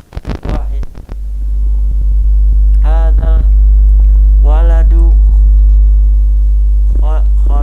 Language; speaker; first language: Arabic; non-native, learner; Indonesian